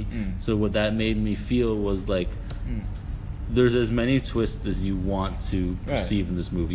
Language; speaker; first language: English; native; English